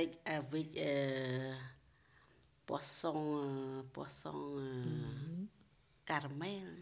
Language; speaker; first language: French; non-native, learner; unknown